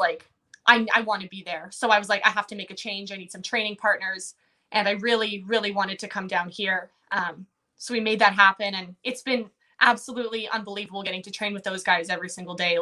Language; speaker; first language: English; native; English